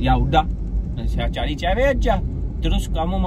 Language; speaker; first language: Indonesian; non-native, learner; Urdu